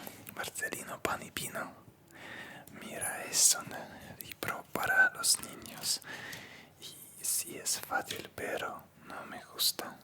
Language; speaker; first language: Spanish; non-native, learner; Russian